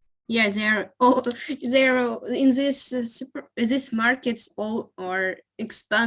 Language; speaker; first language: English; non-native, learner; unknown